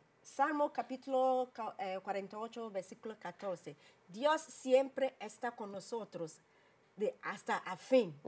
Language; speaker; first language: Spanish; non-native, learner; English